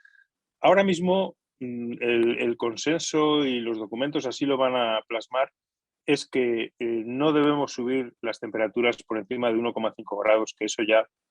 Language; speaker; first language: Spanish; native; Spanish